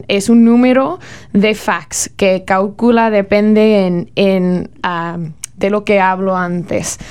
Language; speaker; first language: Spanish; non-native, learner; English